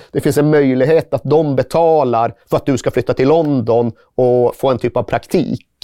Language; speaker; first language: Swedish; native; Swedish